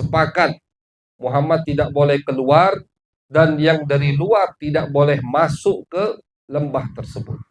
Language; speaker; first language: Indonesian; native; Indonesian